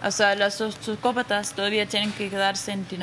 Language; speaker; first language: Spanish; non-native, fluent; Danish